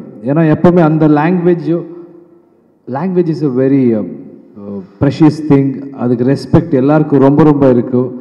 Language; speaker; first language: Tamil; non-native, learner; Kannada